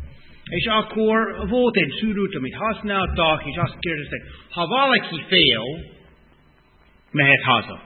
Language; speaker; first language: Hungarian; non-native, fluent; English